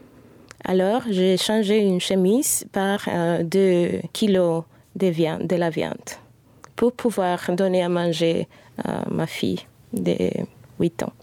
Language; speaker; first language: French; non-native, fluent; Spanish